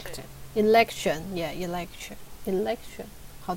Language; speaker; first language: English; non-native, learner; Chinese